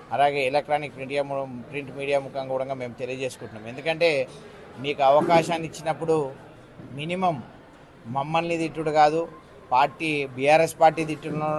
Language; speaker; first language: Telugu; native; Telugu